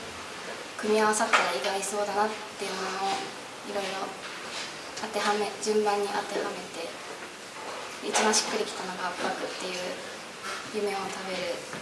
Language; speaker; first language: Japanese; native; Japanese